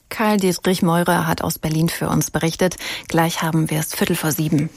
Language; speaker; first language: German; native; German